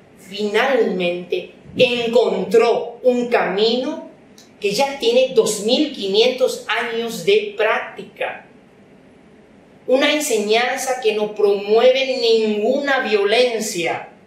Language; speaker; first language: Spanish; non-native, fluent; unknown